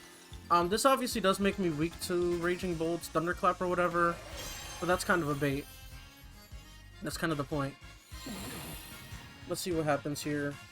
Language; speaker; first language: English; native; English